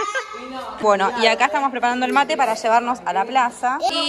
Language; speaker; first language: Spanish; native; Spanish